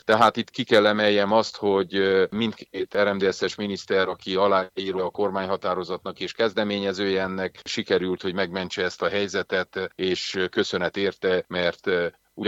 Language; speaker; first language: Hungarian; native; Hungarian